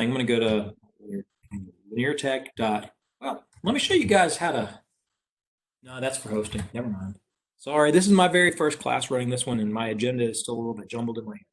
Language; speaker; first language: English; native; English